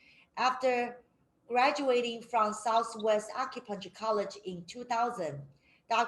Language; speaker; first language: English; non-native, fluent; Chinese